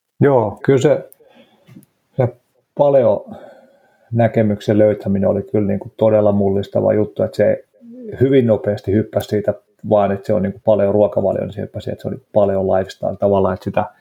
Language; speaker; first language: Finnish; native; Finnish